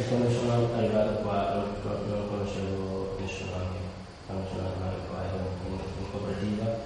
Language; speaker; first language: Italian; non-native, learner; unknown